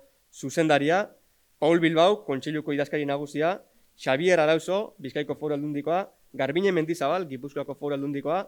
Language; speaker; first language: Basque; native; Basque